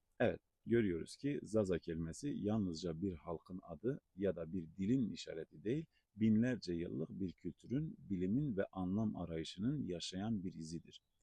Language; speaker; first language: Turkish; non-native, local second language; Zaza